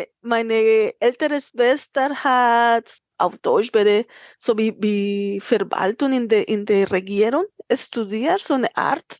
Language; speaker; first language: German; non-native, fluent; Spanish